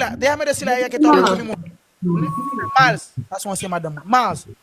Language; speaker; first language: Spanish; non-native, fluent; Haitian Creole